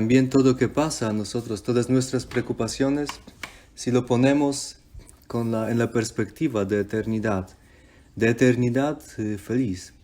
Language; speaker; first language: Spanish; non-native, fluent; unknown